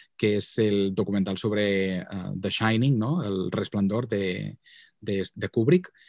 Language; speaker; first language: Spanish; non-native, local second language; Catalan